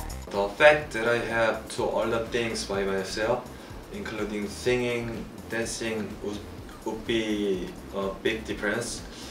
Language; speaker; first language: English; non-native, learner; Korean